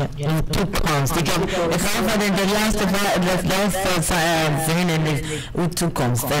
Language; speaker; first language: Dutch; non-native, learner; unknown